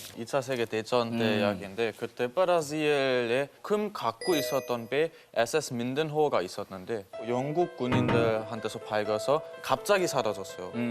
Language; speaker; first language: Korean; non-native, fluent; Spanish